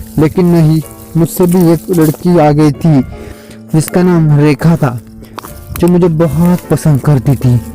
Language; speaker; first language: Hindi; non-native, local second language; Marathi